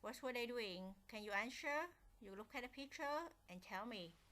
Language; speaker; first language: English; non-native, fluent; Vietnamese